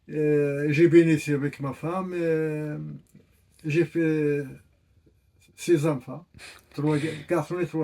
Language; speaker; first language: French; non-native, learner; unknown